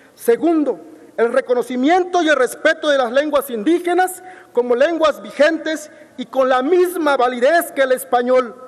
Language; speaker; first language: Spanish; non-native, local second language; Zapotec